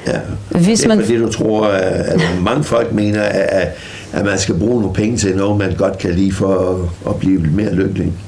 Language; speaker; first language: Danish; native; Danish